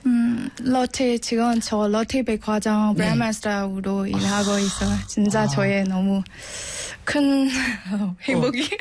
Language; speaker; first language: Korean; non-native, learner; Burmese